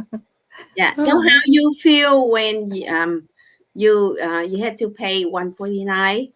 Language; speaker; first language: English; non-native, learner; Vietnamese